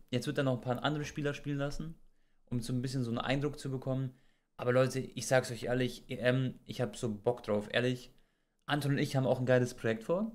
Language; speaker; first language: German; early bilingual, other home language; Croatian